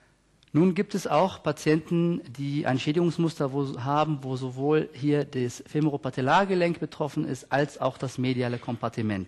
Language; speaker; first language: German; native; German